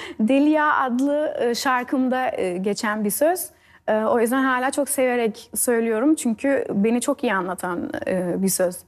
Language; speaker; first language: Turkish; early bilingual, heritage; Turkish